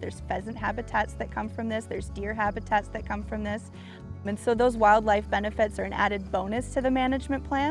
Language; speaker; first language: English; native; English